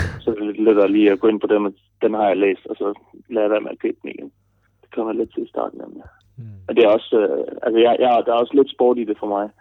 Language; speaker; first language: Danish; early bilingual, other home language; German